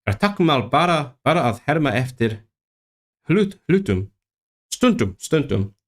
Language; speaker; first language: Icelandic; non-native, learner; Chinese